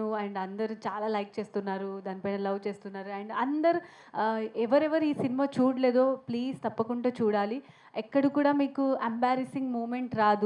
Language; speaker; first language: Telugu; non-native, fluent; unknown